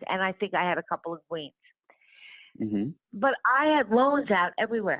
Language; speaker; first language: English; native; English